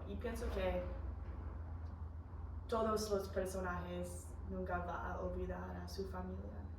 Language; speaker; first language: Spanish; non-native, fluent; English